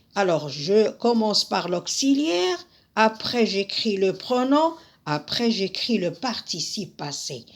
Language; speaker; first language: French; non-native, local second language; Arabic